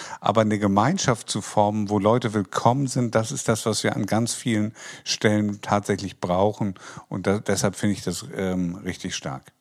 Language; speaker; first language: German; native; German